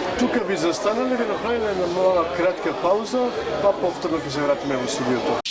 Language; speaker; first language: Macedonian; non-native, local second language; Romany